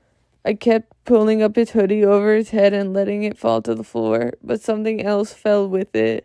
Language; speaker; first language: English; native; English